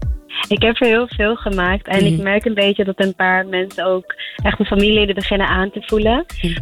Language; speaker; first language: Dutch; early bilingual, other home language; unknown